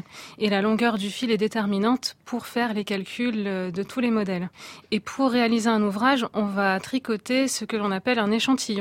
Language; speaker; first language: French; native; French